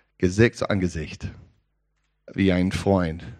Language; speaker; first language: German; non-native, learner; English